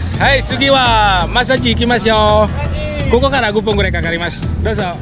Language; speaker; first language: Japanese; non-native, learner; Indonesian